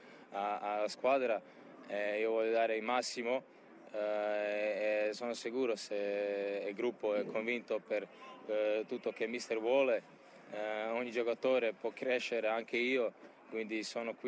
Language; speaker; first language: Italian; non-native, fluent; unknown